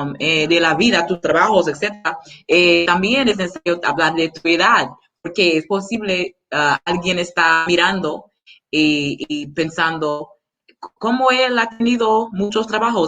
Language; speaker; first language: Spanish; non-native, learner; English